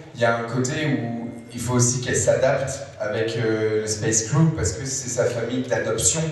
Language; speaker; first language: French; native; French